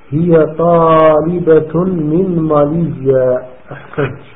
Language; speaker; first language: Arabic; non-native, fluent; French